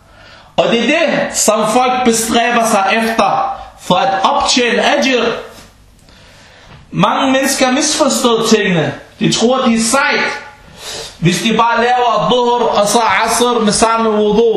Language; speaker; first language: Danish; early bilingual, other home language; Arabic